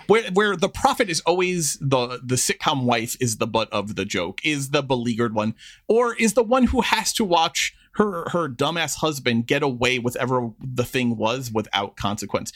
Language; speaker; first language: English; native; English